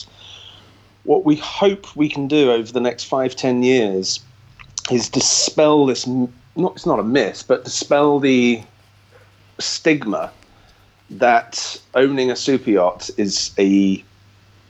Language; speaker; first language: English; native; English